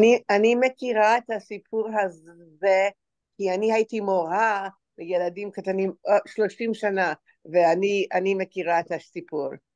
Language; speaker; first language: Hebrew; non-native, learner; English